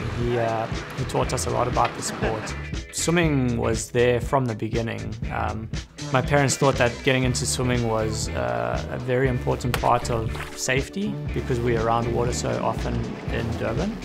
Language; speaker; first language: English; native; English